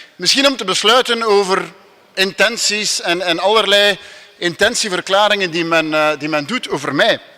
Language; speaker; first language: Dutch; non-native, local second language; French